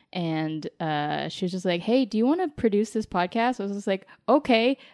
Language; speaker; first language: English; native; English